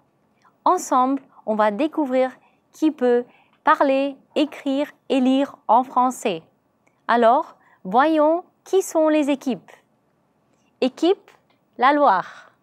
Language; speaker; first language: French; non-native, learner; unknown